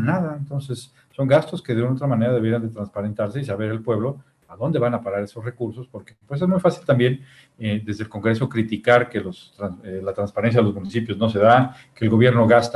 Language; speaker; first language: Spanish; native; Spanish